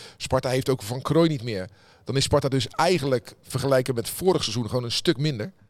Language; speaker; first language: Dutch; native; Dutch